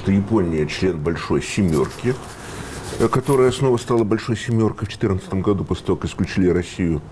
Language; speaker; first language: Russian; native; Russian